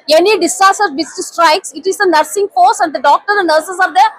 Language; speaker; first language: English; non-native, local second language; Tamil